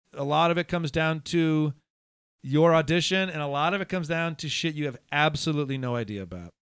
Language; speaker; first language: English; native; English